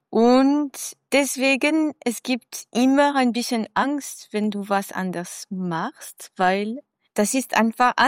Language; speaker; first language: German; non-native, learner; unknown